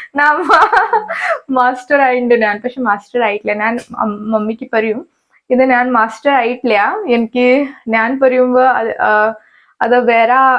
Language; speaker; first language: Malayalam; non-native, learner; Hindi